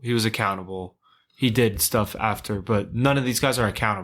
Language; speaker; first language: English; native; English